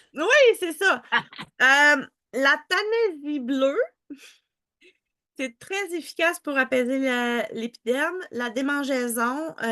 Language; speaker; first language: French; native; French